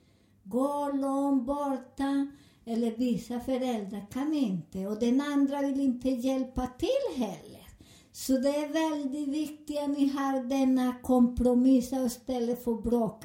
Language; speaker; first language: Swedish; non-native, learner; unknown